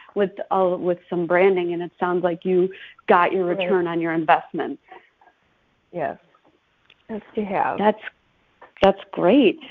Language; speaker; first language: English; native; English